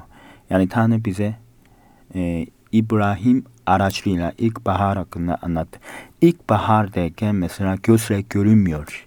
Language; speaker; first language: Turkish; non-native, fluent; Korean